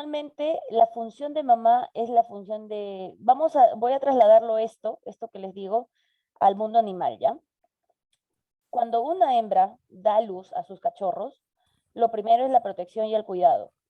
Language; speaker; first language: Spanish; native; Spanish